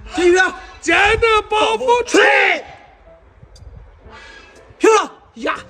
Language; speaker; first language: Chinese; native; Chinese